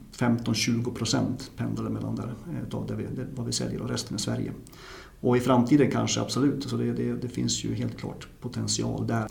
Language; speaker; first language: Swedish; native; Swedish